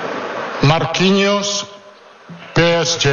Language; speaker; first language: Portuguese; non-native, fluent; Italian